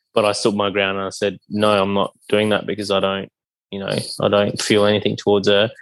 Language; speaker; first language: English; native; English